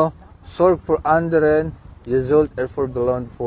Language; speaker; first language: Dutch; non-native, learner; Filipino